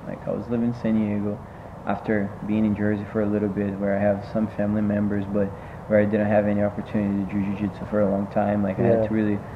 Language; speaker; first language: English; non-native, fluent; Portuguese